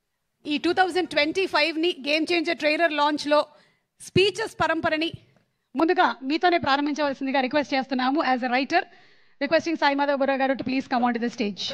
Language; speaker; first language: Telugu; native; Telugu